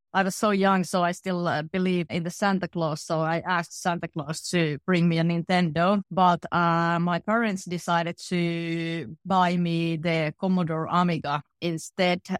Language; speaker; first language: English; non-native, fluent; Finnish